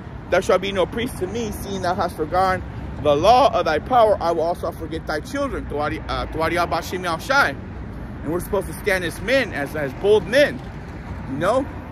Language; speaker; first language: English; native; English